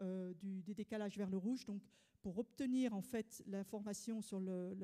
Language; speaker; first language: French; native; French